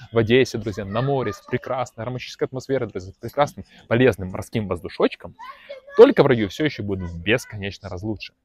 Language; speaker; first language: Russian; native; Russian